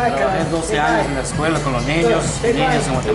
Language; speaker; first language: Spanish; native; Spanish